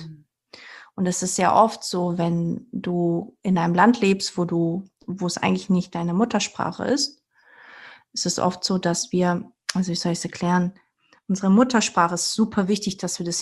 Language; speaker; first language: German; early bilingual, other home language; Portuguese